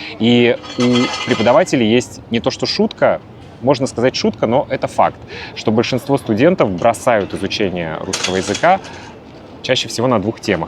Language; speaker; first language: Russian; native; Russian